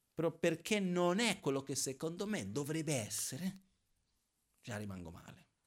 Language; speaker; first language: Italian; non-native, fluent; Portuguese